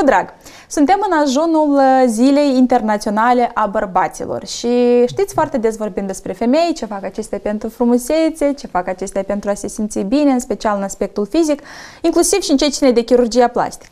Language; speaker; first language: Romanian; native; Romanian